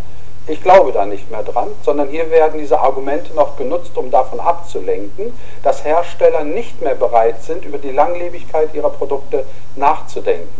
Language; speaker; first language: German; native; German